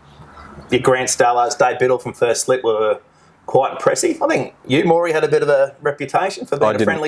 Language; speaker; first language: English; native; English